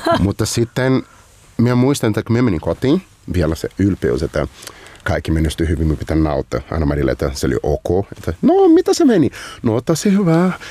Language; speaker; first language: Finnish; non-native, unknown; Portuguese